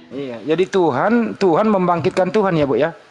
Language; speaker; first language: Indonesian; native; Indonesian